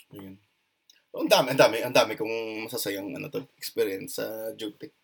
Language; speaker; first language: Filipino; non-native, local second language; Hiligaynon